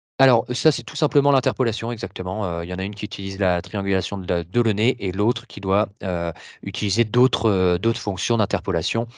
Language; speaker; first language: French; native; French